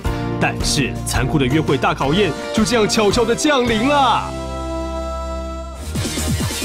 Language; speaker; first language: Chinese; native; Chinese